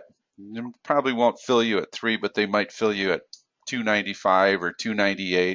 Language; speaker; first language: English; native; English